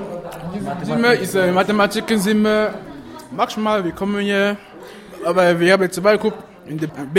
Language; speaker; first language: German; non-native, learner; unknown